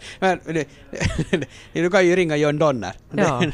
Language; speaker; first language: Swedish; native; Swedish